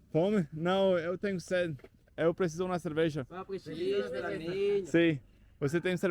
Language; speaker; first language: Portuguese; non-native, learner; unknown